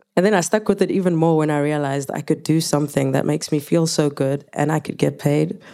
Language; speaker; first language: English; non-native, local second language; Zulu